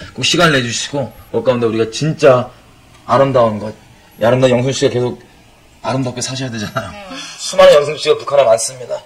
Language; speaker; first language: Korean; native; Korean